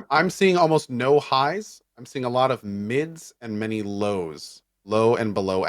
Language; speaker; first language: English; native; English